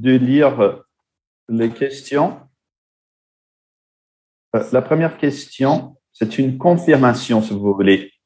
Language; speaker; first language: French; non-native, fluent; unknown